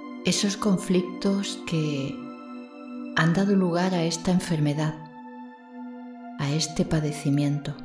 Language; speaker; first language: Spanish; native; Spanish